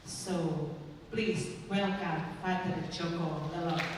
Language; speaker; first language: English; non-native, learner; Indonesian